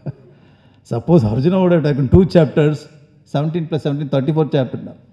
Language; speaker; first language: English; non-native, local second language; Tamil